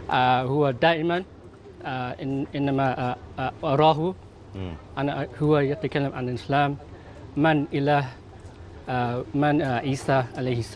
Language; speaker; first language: Arabic; non-native, learner; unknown